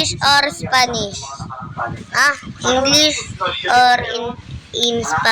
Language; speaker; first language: English; non-native, learner; Filipino